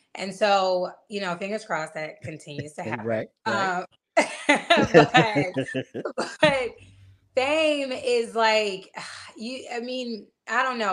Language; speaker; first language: English; native; English